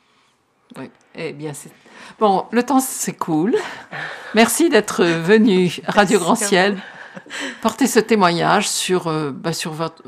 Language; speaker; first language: French; native; French